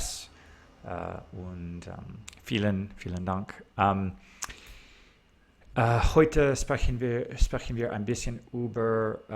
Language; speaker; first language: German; non-native, learner; English